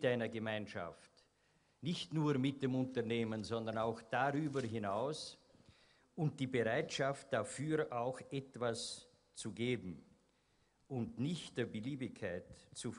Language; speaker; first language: German; native; German